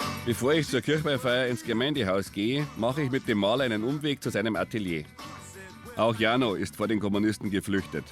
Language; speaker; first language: German; native; German